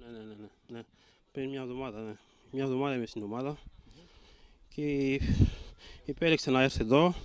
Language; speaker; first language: Greek; non-native, learner; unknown